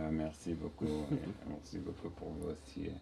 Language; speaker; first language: French; non-native, learner; Arabic